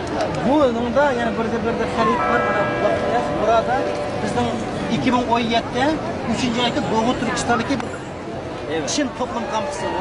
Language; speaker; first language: Turkish; non-native, learner; Uyghur